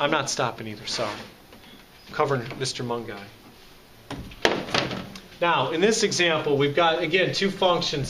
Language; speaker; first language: English; native; English